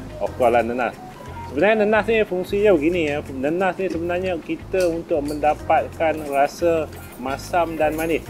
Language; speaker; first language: Malay; native; Malay